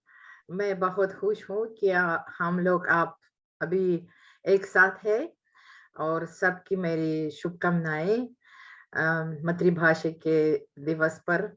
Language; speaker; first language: Hindi; non-native, fluent; Uzbek